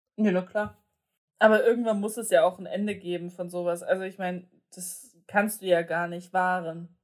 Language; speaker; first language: German; early bilingual, other home language; Polish